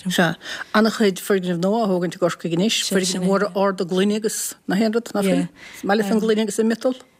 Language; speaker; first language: Irish; native; Irish